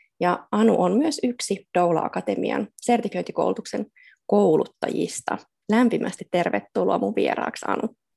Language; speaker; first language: Finnish; native; Finnish